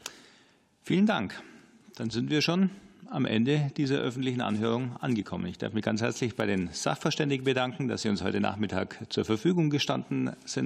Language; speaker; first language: German; native; German